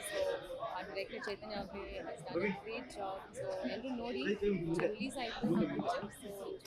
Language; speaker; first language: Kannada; non-native, learner; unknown